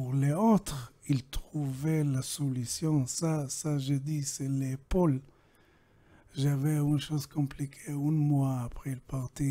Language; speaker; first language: French; non-native, learner; Hebrew